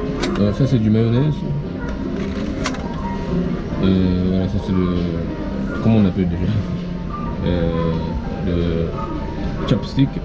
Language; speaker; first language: French; non-native, fluent; Japanese